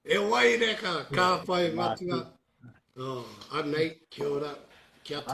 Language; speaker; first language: Māori; non-native, local second language; English